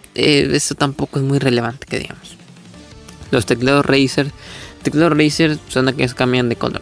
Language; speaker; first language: Spanish; native; Spanish